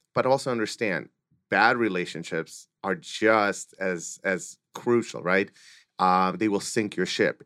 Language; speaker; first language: English; early bilingual, other home language; Russian